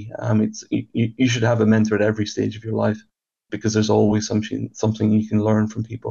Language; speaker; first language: English; native; English